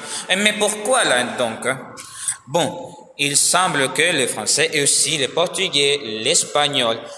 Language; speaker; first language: French; non-native, learner; Spanish